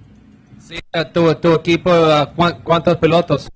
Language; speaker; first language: Spanish; non-native, learner; English